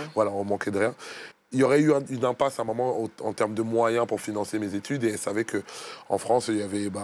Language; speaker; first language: French; native; French